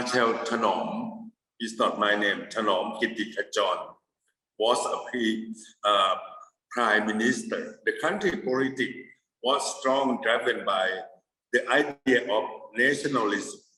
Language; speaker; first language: English; non-native, fluent; Thai